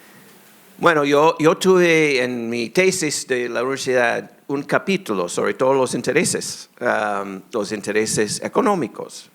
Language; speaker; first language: Spanish; non-native, fluent; English